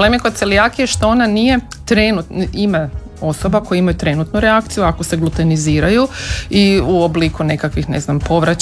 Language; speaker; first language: Serbian; native; Serbian